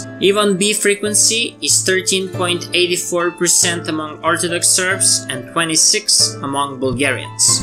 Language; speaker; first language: English; non-native, fluent; Serbian